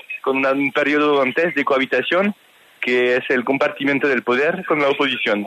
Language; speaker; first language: Spanish; non-native, fluent; French